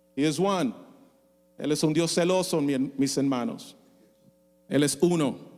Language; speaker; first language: Spanish; non-native, fluent; English